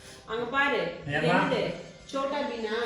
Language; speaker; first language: Tamil; native; Tamil